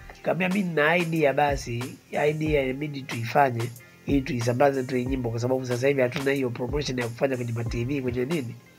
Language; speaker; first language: Swahili; native; Swahili